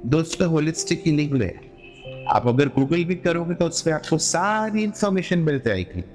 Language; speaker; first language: Hindi; non-native, local second language; Gujarati